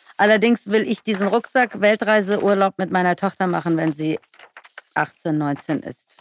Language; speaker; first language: German; early bilingual, other home language; Persian